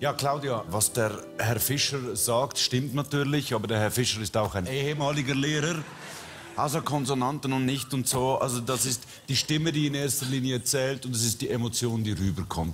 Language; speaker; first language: German; native; German